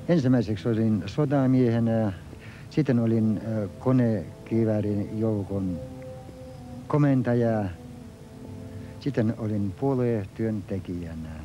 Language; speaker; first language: Finnish; early bilingual, heritage; Finnish